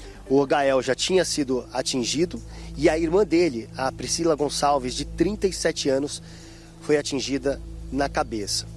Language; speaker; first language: Portuguese; native; Portuguese